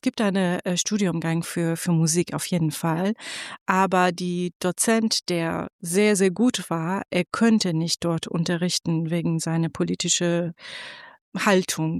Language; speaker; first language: German; non-native, fluent; Persian